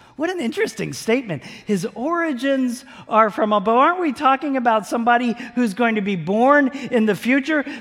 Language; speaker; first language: English; native; English